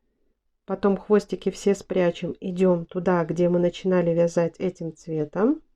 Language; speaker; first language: Russian; native; Russian